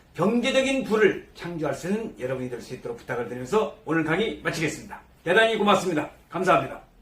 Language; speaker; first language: Korean; native; Korean